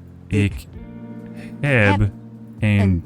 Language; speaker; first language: Dutch; non-native, learner; English